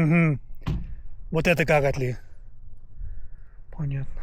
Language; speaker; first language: Russian; non-native, learner; English